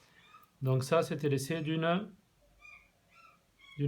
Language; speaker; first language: French; native; French